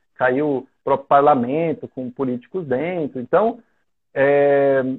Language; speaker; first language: Portuguese; native; Portuguese